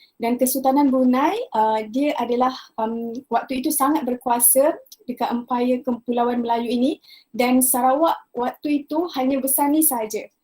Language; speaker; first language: Malay; native; Malay